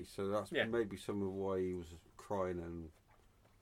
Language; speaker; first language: English; native; English